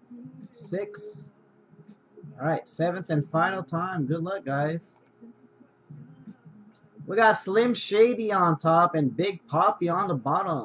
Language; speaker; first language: English; native; English